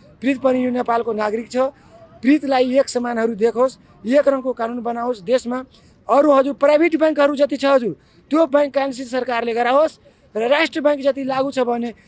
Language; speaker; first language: Nepali; non-native, local second language; Maithili